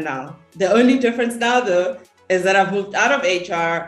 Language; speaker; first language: English; non-native, local second language; Zulu